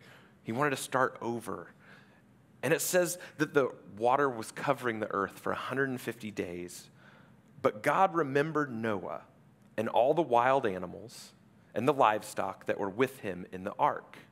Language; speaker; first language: English; native; English